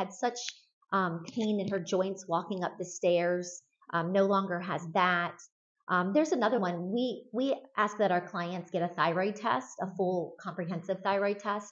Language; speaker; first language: English; native; English